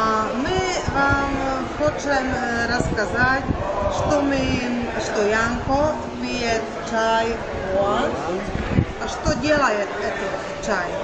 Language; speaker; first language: Russian; non-native, learner; Slovak